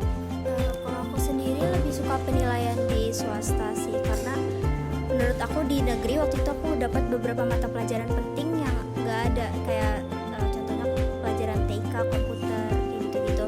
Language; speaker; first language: Indonesian; native; Indonesian